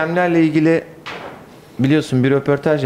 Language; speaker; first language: Turkish; native; Turkish